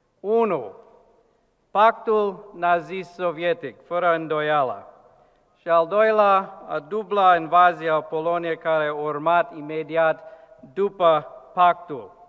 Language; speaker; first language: Romanian; non-native, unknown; English